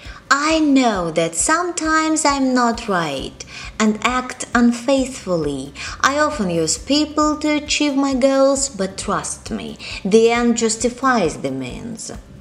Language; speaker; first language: English; non-native, fluent; Russian